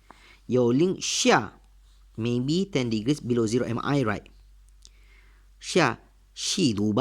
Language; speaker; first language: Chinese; non-native, learner; Malay